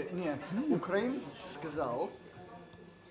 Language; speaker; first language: Russian; non-native, learner; English